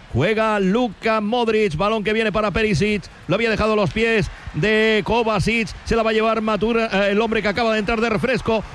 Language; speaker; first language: Spanish; native; Spanish